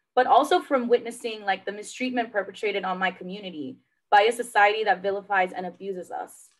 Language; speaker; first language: English; native; English